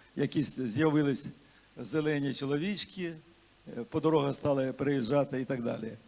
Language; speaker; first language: Ukrainian; non-native, local second language; Russian